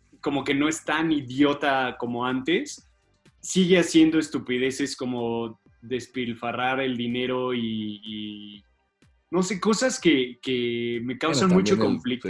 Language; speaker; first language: Spanish; native; Spanish